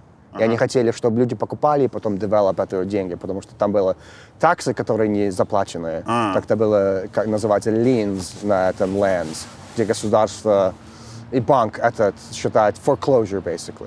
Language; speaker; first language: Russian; early bilingual, heritage; English